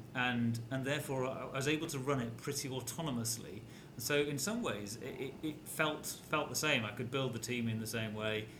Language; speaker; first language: English; native; English